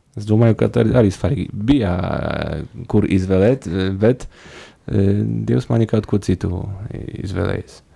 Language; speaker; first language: Latvian; non-native, fluent; Polish